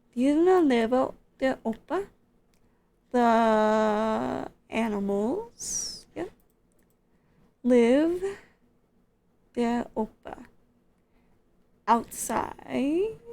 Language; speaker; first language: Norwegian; non-native, learner; English